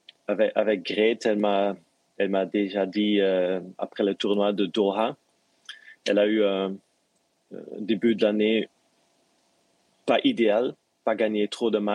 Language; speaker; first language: French; non-native, local second language; Dutch